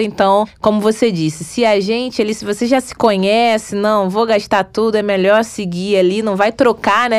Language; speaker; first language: Portuguese; native; Portuguese